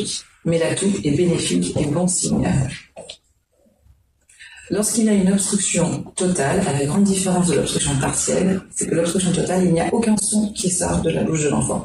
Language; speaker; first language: French; native; French